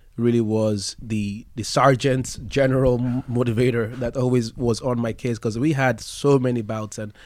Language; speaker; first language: English; non-native, local second language; Yoruba